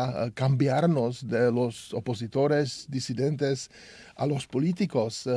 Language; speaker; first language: Spanish; non-native, learner; Czech